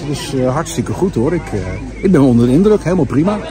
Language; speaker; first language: Dutch; native; Dutch